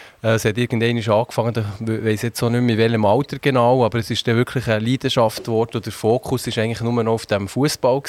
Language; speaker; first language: German; native; German